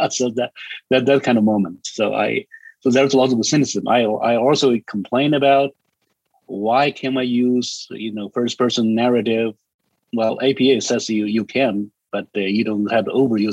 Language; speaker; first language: English; non-native, fluent; Chinese